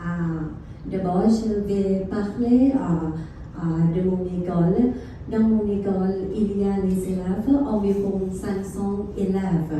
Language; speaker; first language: French; non-native, fluent; Thai